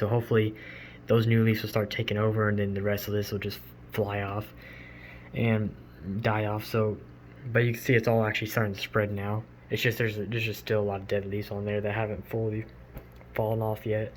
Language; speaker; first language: English; native; English